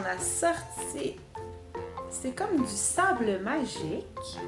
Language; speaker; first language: French; native; French